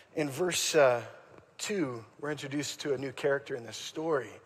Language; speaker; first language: English; native; English